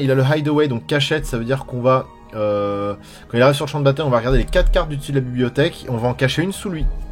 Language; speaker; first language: French; native; French